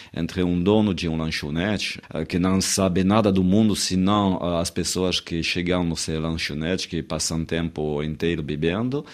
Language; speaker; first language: Portuguese; non-native, fluent; French